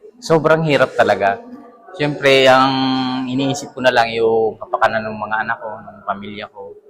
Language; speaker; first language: Filipino; native; Filipino